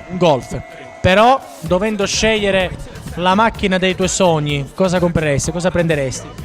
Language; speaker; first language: Italian; native; Italian